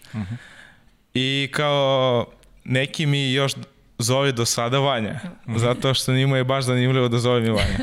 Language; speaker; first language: Serbian; non-native, learner; Russian